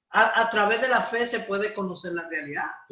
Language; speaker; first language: Spanish; native; Spanish